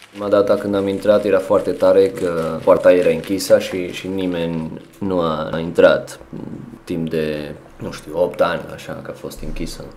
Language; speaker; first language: Romanian; non-native, learner; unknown